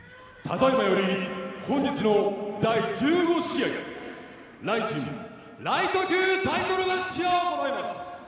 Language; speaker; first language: Japanese; native; Japanese